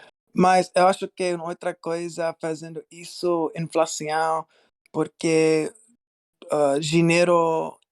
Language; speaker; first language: Portuguese; non-native, learner; English